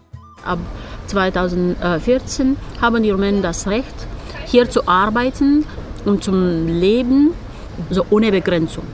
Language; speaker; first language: German; non-native, fluent; Romanian